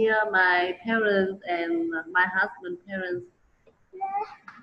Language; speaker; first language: English; non-native, learner; Vietnamese